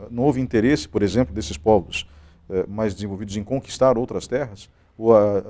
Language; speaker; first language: Portuguese; native; Portuguese